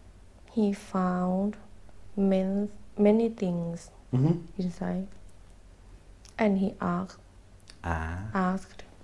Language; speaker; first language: English; non-native, learner; Thai